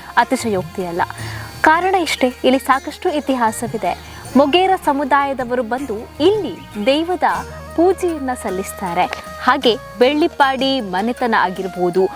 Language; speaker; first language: Kannada; native; Kannada